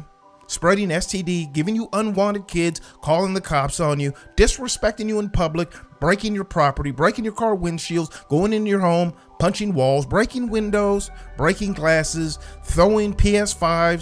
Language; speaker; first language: English; native; English